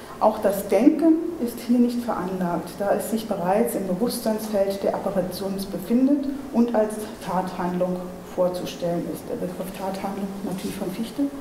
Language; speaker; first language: German; native; German